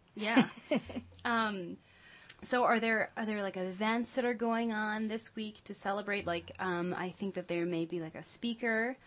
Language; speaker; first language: English; native; English